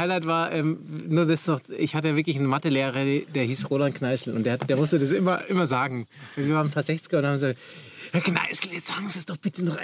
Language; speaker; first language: German; native; German